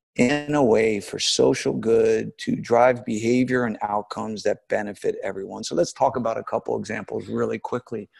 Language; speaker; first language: English; native; English